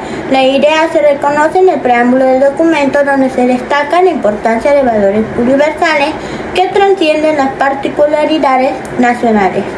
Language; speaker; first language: Spanish; native; Spanish